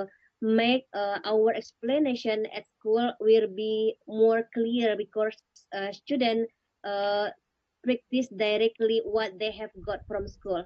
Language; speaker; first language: English; non-native, learner; Indonesian